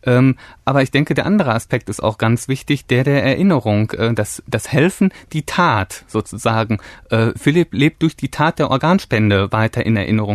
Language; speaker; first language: German; native; German